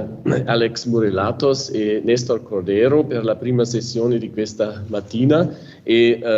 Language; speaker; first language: Italian; non-native, fluent; German